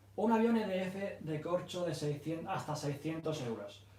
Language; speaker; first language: Spanish; early bilingual, other home language; English